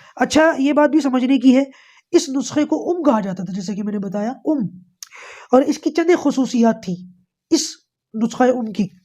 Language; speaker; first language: Urdu; native; Urdu